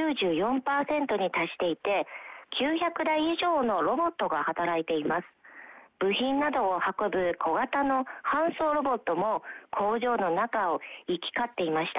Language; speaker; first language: Japanese; non-native, fluent; Chinese